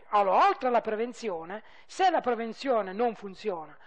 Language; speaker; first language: Italian; native; Italian